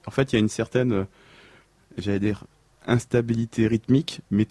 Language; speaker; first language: French; native; French